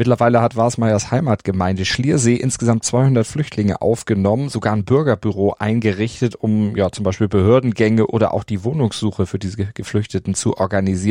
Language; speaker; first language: German; native; German